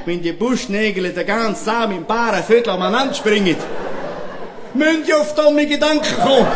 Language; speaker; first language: German; native; German